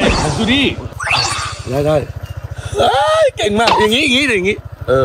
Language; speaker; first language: Thai; native; Thai